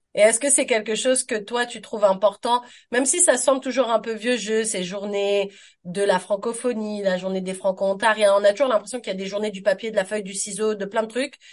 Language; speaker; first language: French; native; French